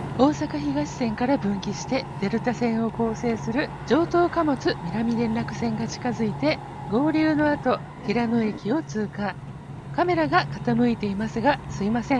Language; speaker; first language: Japanese; native; Japanese